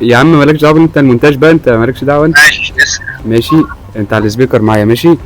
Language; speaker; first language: Arabic; native; Arabic